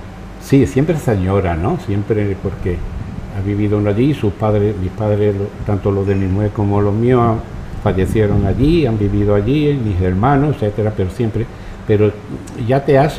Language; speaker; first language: Spanish; native; Spanish